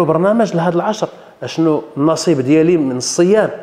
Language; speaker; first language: Arabic; native; Arabic